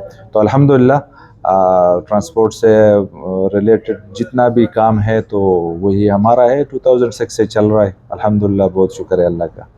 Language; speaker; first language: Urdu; non-native, local second language; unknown